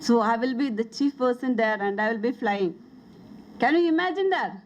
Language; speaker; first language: English; non-native, local second language; Malayalam